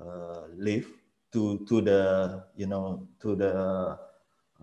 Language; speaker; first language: English; non-native, fluent; Indonesian